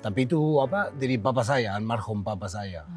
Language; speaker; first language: Indonesian; non-native, learner; Spanish